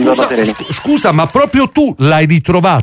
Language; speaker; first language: Italian; native; Italian